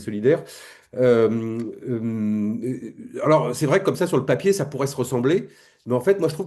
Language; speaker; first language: French; native; French